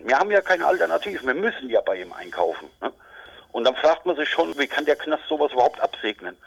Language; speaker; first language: German; native; German